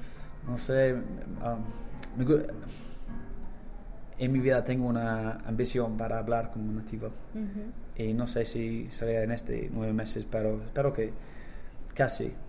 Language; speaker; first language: Spanish; non-native, learner; English